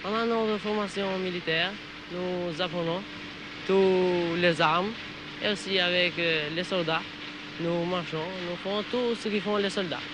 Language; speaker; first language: French; non-native, learner; Albanian